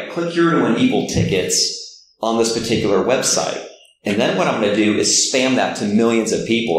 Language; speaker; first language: English; native; English